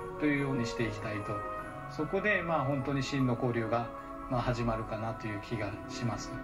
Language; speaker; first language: Japanese; non-native, fluent; Hindi